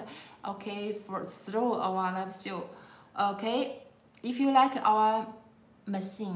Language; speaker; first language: English; non-native, learner; Chinese